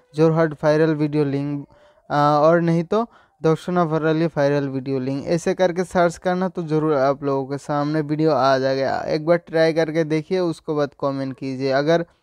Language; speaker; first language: Hindi; non-native, local second language; Assamese